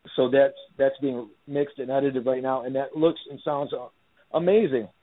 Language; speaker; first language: English; native; English